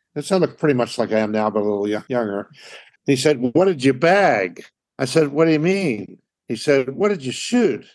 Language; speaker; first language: English; native; English